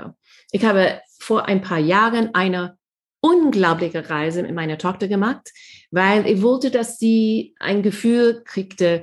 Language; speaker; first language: German; non-native, fluent; English